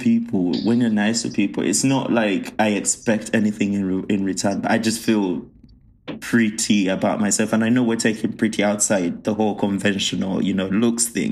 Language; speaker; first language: English; non-native, local second language; Ganda